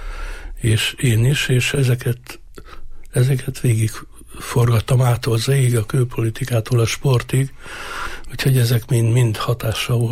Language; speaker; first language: Hungarian; native; Hungarian